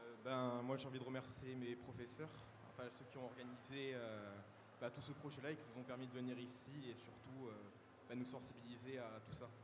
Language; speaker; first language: French; native; French